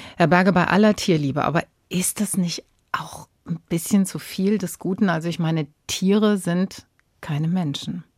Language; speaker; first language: German; native; German